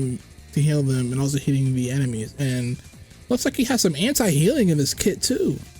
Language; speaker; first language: English; native; English